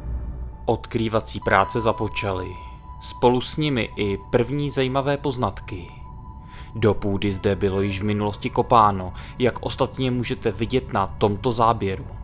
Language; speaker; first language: Czech; native; Czech